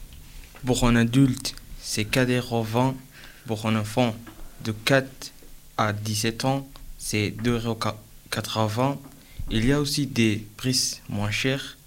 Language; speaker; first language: French; non-native, learner; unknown